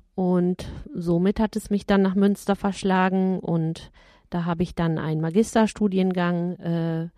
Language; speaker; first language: German; native; German